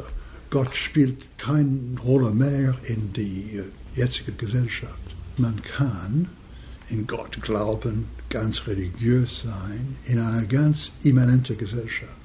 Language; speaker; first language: German; non-native, fluent; English